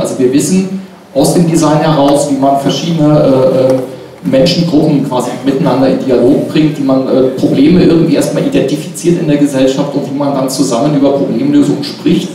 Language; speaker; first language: German; native; German